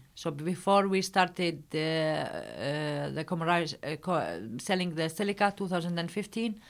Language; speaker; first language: English; non-native, fluent; Arabic